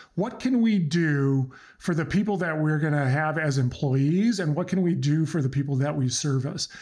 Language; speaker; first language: English; early bilingual, other home language; Croatian